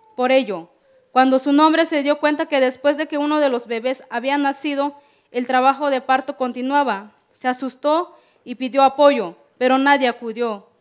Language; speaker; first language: Spanish; non-native, local second language; Tzeltal